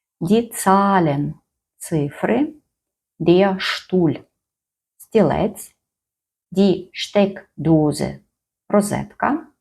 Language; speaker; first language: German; non-native, fluent; Ukrainian